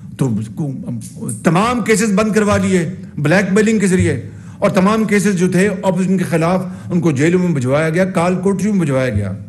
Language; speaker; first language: Urdu; non-native, local second language; Punjabi